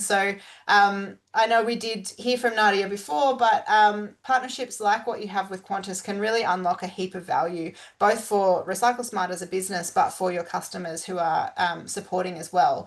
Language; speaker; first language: English; native; English